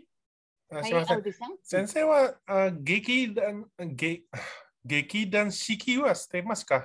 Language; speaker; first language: Japanese; non-native, learner; Indonesian